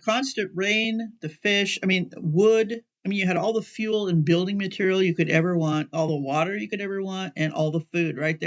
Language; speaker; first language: English; native; English